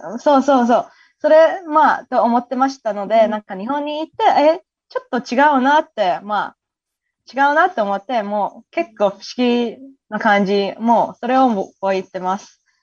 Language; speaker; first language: Japanese; non-native, fluent; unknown